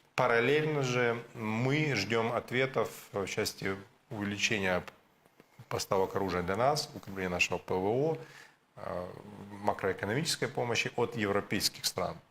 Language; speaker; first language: Russian; native; Russian